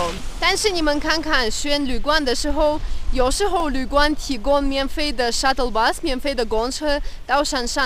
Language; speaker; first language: Chinese; non-native, fluent; Russian